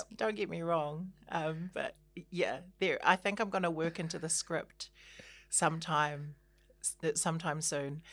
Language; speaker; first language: English; native; English